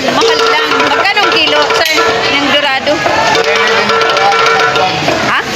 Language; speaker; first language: Filipino; non-native, local second language; Waray